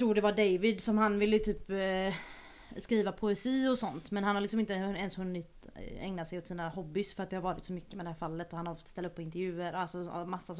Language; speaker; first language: Swedish; native; Swedish